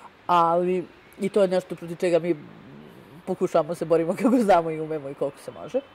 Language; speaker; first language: Serbian; native; Serbian